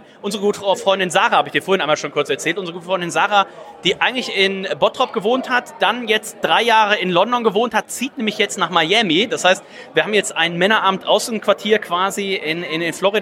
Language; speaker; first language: German; native; German